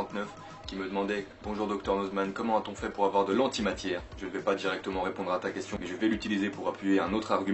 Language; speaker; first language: French; native; French